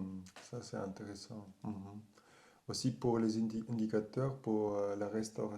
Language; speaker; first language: French; non-native, learner; German